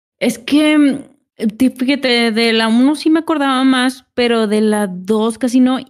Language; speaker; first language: Spanish; native; Spanish